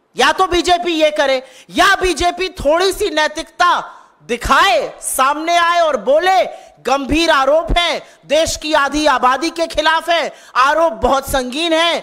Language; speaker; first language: Hindi; native; Hindi